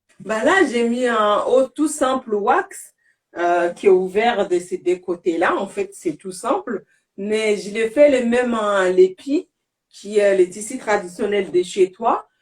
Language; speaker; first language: French; non-native, local second language; Bambara